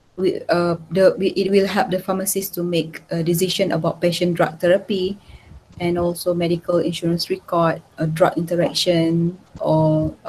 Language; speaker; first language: English; non-native, local second language; Malay